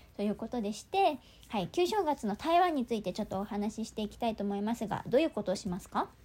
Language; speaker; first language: Japanese; native; Japanese